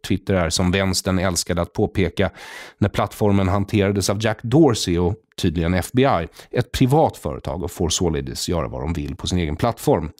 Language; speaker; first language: Swedish; native; Swedish